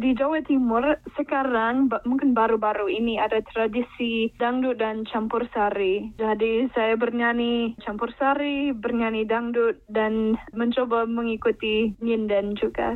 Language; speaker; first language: Indonesian; non-native, fluent; English